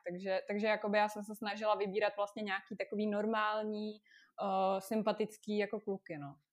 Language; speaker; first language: Czech; non-native, fluent; Russian